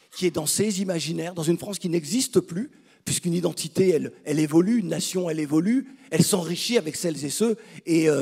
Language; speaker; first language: French; native; French